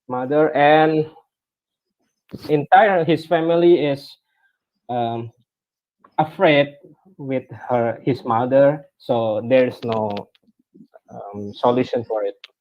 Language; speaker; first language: English; non-native, learner; Indonesian